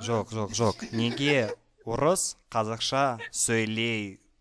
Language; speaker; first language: Kazakh; non-native, learner; Russian